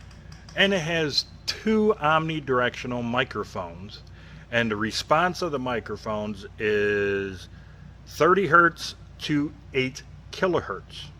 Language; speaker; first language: English; native; English